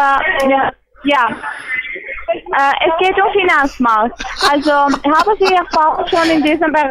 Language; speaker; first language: German; non-native, learner; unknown